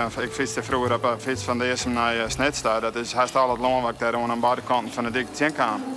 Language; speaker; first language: Dutch; non-native, local second language; Western Frisian